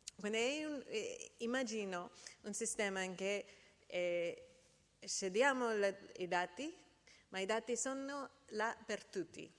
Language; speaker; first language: Italian; non-native, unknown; English